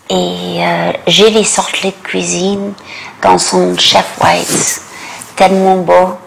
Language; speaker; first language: French; non-native, learner; English